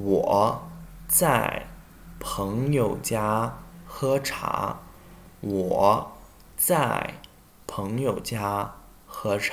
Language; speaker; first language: Chinese; non-native, fluent; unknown